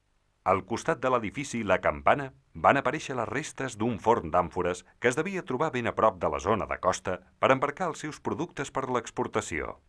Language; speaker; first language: Catalan; native; Catalan